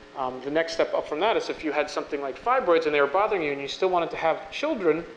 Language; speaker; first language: English; native; English